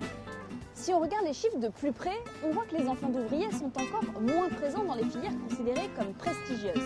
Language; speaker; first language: French; native; French